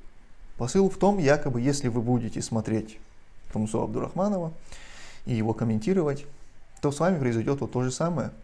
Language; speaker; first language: Russian; non-native, local second language; Chechen